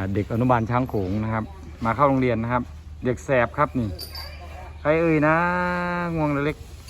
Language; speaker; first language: Thai; native; Thai